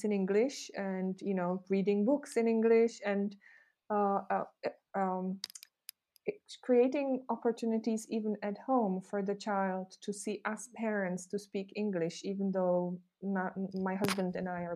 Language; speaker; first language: English; non-native, fluent; Czech